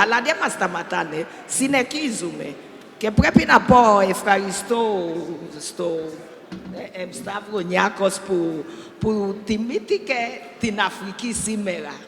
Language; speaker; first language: Greek; non-native, learner; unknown